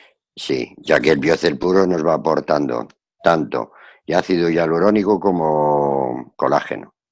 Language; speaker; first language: Spanish; native; Spanish